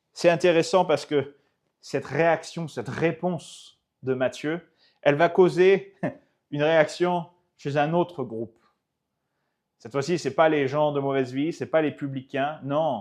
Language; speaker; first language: French; native; French